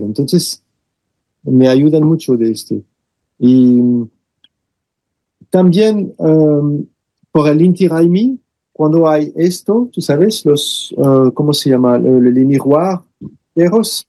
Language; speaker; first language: Spanish; non-native, fluent; French